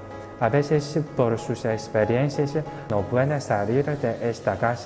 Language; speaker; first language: Spanish; non-native, fluent; Chinese